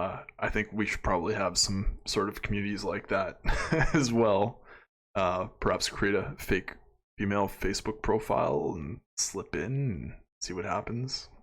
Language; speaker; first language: English; native; English